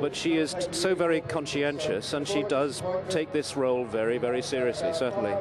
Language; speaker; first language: English; native; English